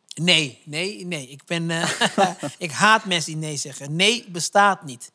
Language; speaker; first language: Dutch; native; Dutch